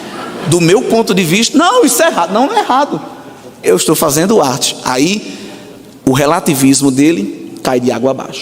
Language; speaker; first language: Portuguese; native; Portuguese